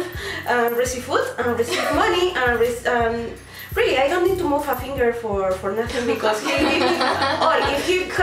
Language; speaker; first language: English; non-native, learner; Spanish